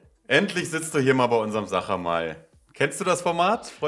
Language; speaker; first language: German; native; German